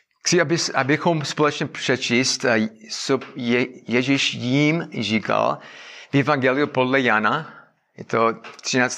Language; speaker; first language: Czech; non-native, learner; English